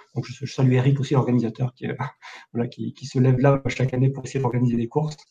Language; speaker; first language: French; native; French